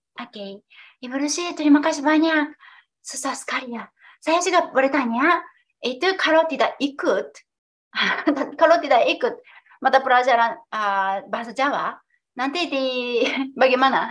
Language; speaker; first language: Indonesian; non-native, fluent; Japanese